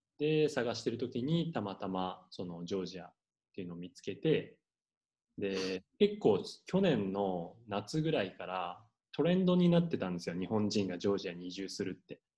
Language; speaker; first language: Japanese; native; Japanese